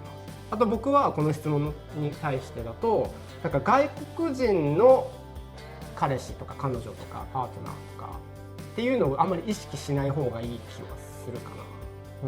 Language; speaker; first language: Japanese; native; Japanese